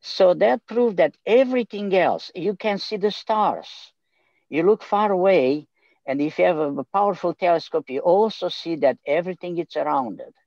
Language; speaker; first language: English; non-native, fluent; Romanian